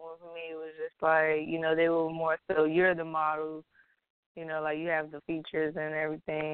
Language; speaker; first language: English; native; English